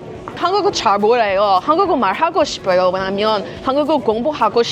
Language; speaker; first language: Korean; non-native, learner; English